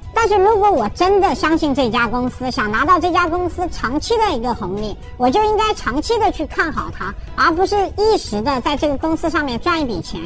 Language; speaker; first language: Chinese; native; Chinese